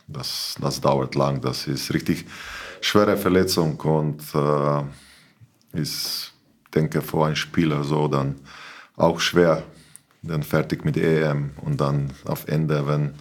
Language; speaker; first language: German; non-native, learner; Slovenian